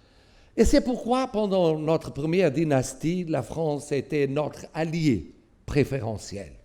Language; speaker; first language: French; non-native, fluent; Portuguese